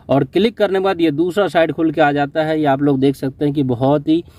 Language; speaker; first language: Hindi; native; Hindi